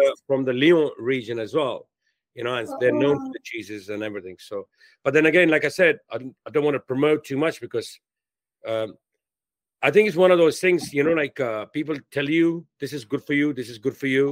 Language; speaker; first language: English; non-native, local second language; Hindi